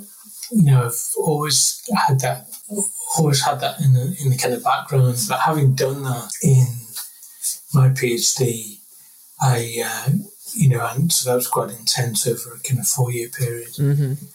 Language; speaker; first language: English; native; English